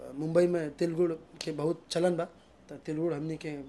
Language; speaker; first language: Hindi; native; Hindi